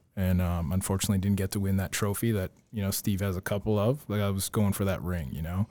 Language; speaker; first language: English; native; English